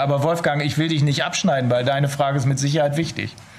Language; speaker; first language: German; native; German